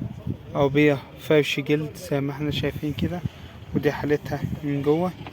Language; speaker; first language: Arabic; native; Arabic